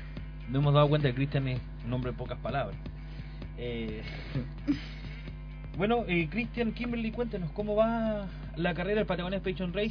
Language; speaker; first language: Spanish; native; Spanish